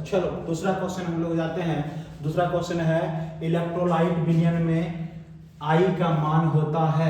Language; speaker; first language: Hindi; native; Hindi